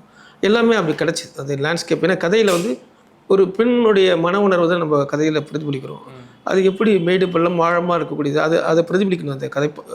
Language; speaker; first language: Tamil; native; Tamil